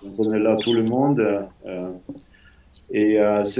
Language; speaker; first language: French; non-native, fluent; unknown